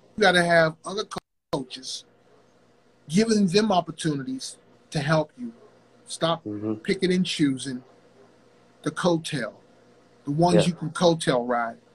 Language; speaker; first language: English; native; English